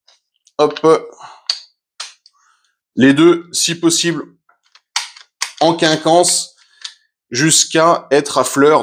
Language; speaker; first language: French; native; French